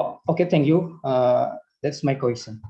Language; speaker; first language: English; non-native, learner; Indonesian